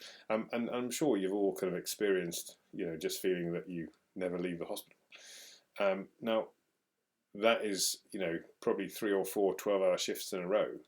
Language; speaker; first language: English; native; English